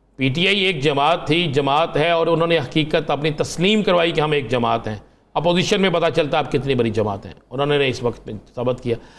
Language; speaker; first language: Urdu; non-native, local second language; Punjabi